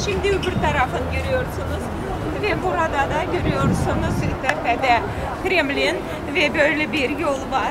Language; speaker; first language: Turkish; non-native, fluent; Russian